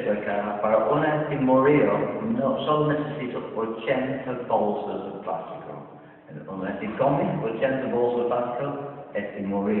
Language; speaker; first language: Spanish; non-native, learner; English